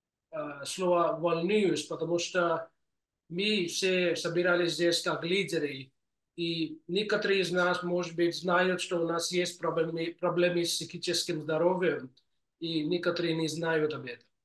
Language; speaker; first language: Russian; non-native, fluent; English